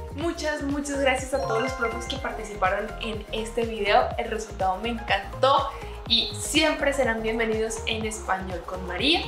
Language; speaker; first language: Spanish; native; Spanish